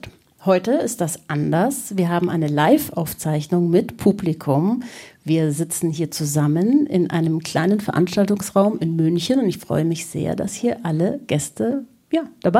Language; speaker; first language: German; native; German